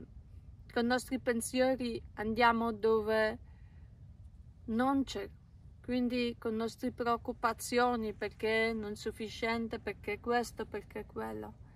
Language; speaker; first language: Italian; non-native, fluent; Polish